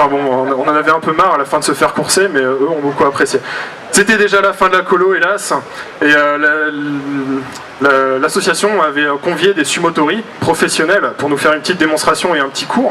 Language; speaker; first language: French; native; French